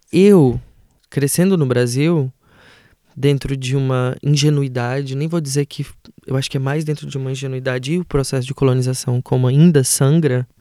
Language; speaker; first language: Portuguese; native; Portuguese